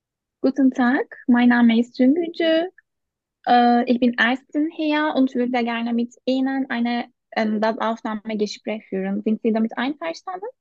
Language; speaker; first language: German; non-native, learner; Turkish